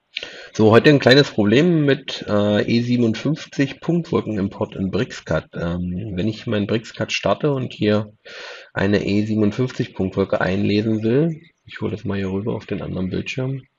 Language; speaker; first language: German; native; German